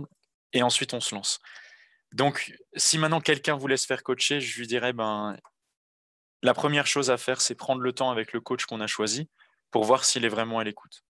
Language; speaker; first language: French; native; French